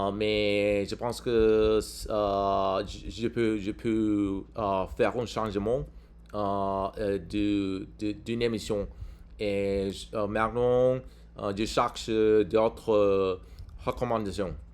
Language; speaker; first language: French; non-native, learner; English